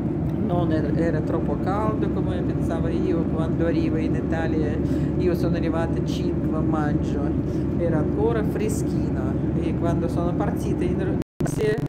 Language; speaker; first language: Italian; non-native, learner; Russian